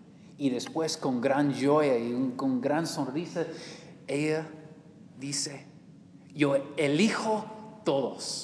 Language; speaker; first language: Spanish; non-native, learner; English